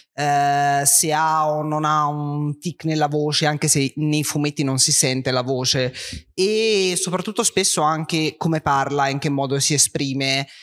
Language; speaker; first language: Italian; native; Italian